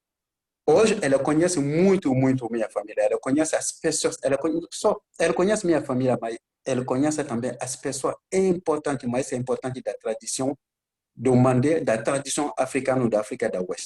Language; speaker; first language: Portuguese; non-native, learner; Bambara